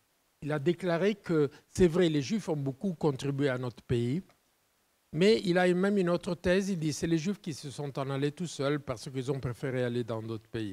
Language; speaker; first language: French; non-native, fluent; Italian